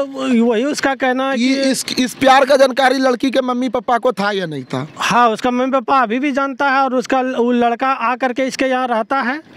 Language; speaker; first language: Hindi; native; Hindi